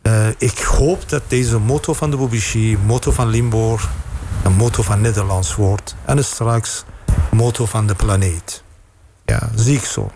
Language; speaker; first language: Dutch; non-native, fluent; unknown